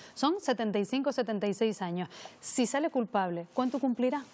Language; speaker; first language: Spanish; native; Spanish